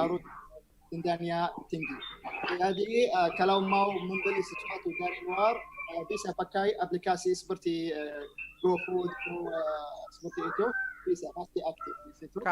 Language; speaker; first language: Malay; non-native, learner; Arabic